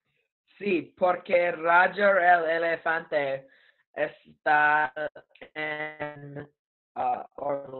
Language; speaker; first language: Spanish; non-native, learner; English